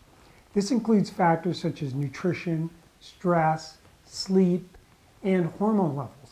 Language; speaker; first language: English; native; English